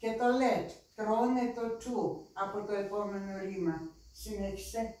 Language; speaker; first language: Greek; non-native, fluent; Russian